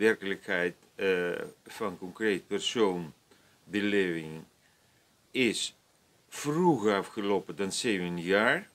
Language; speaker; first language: Dutch; non-native, fluent; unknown